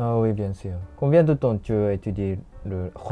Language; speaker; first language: French; non-native, fluent; Japanese